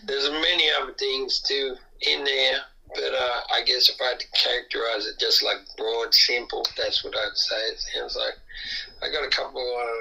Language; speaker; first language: English; native; English